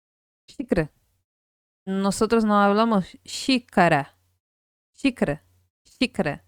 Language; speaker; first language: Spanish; non-native, fluent; Portuguese